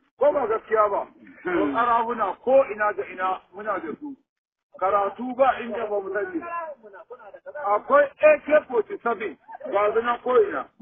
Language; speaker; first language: Hausa; non-native, local second language; Fula